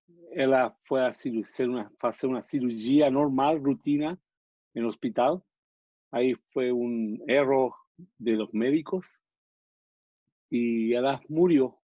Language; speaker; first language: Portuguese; non-native, learner; Spanish